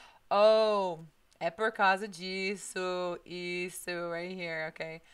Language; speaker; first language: Portuguese; non-native, learner; English